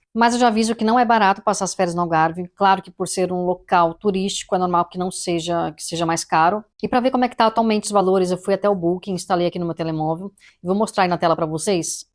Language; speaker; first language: Portuguese; native; Portuguese